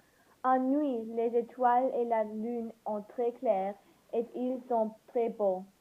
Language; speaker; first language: French; non-native, learner; English